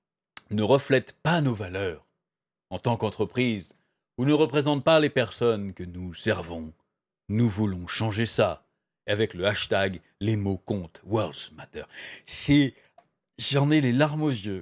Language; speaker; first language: French; native; French